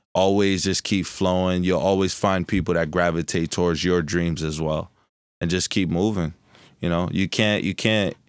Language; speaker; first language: English; native; English